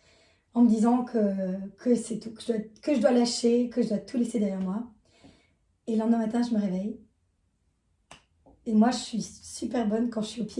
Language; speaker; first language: French; native; French